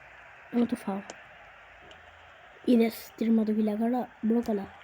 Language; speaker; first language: Greek; native; Greek